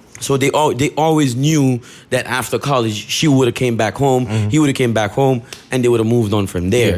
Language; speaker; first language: English; early bilingual, other home language; Haitian Creole